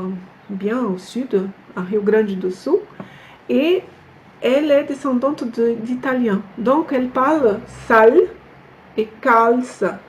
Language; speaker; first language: French; non-native, fluent; Portuguese